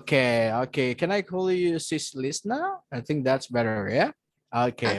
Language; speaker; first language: English; non-native, fluent; Indonesian